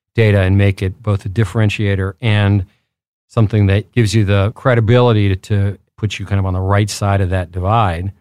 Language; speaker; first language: English; early bilingual, other home language; Spanish